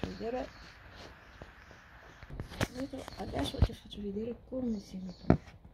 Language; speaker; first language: Italian; non-native, learner; Cebuano